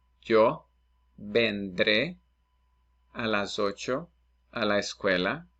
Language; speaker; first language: Spanish; non-native, fluent; English